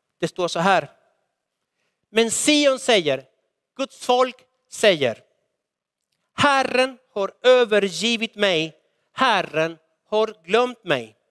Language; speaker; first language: Swedish; non-native, fluent; Spanish